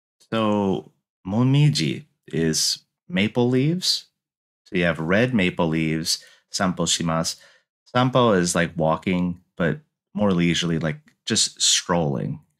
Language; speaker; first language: English; native; English